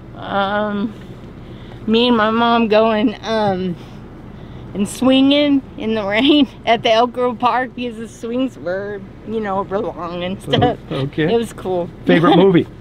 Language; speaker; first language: English; native; English